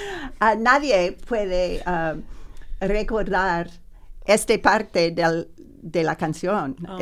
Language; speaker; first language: Spanish; non-native, learner; English